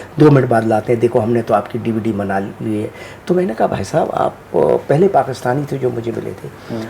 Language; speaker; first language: Hindi; native; Hindi